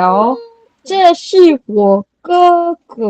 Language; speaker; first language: Chinese; non-native, learner; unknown